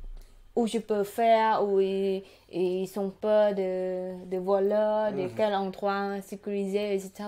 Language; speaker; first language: French; non-native, learner; Khmer